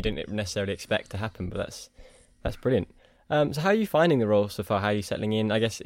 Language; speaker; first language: English; native; English